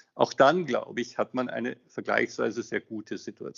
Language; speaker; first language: German; native; German